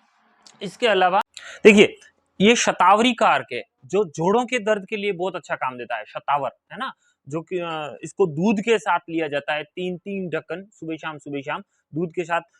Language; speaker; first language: Hindi; native; Hindi